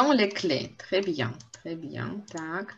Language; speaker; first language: French; non-native, fluent; Russian